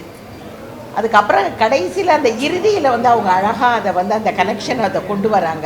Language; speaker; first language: Tamil; native; Tamil